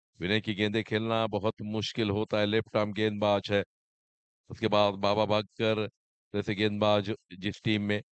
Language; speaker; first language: Hindi; non-native, local second language; Marathi